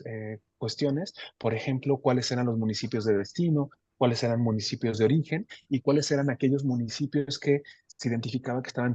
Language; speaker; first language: Spanish; native; Spanish